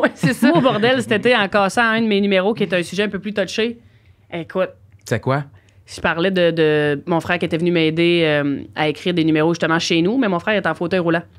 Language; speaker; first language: French; native; French